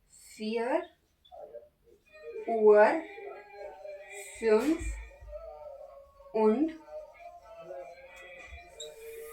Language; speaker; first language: German; non-native, learner; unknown